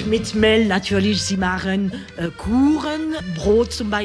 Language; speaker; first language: German; non-native, learner; French